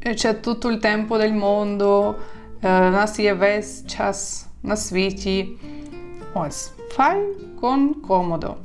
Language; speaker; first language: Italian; non-native, fluent; Ukrainian